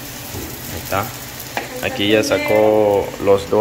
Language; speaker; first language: Spanish; native; Spanish